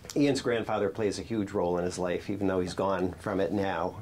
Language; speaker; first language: English; native; English